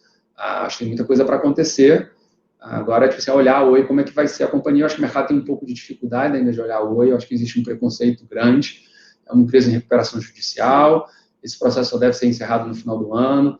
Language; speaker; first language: Portuguese; native; Portuguese